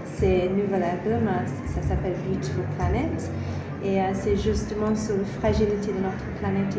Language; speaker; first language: French; non-native, fluent; English